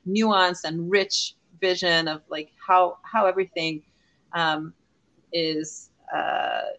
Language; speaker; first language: English; non-native, fluent; Hebrew